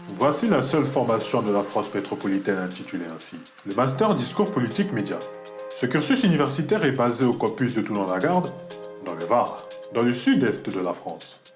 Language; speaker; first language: French; native; French